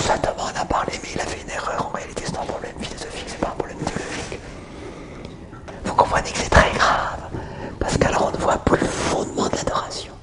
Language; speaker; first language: French; native; French